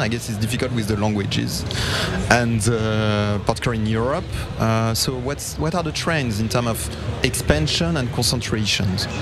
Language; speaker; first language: English; non-native, fluent; French